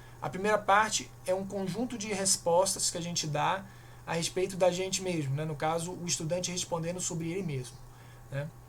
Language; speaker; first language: Portuguese; native; Portuguese